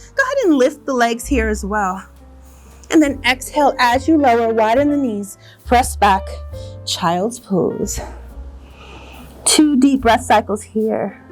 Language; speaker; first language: English; native; English